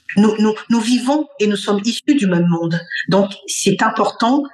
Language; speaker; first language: French; non-native, local second language; Bambara